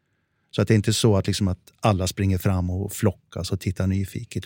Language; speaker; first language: Swedish; native; Swedish